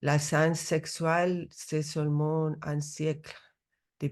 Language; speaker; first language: French; non-native, learner; Spanish